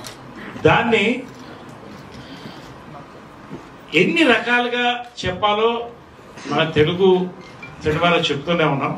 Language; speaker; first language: Telugu; native; Telugu